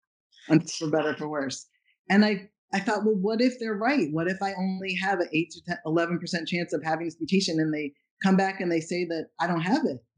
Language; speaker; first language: English; native; English